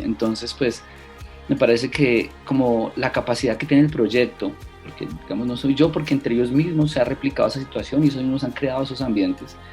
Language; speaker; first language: Spanish; native; Spanish